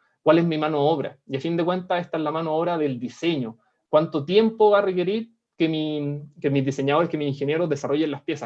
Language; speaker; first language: Spanish; native; Spanish